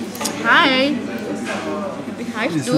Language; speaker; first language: German; non-native, fluent; Indonesian